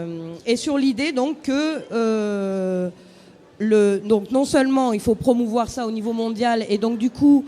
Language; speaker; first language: French; native; French